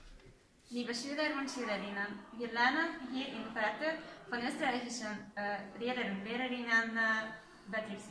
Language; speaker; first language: German; non-native, learner; Hungarian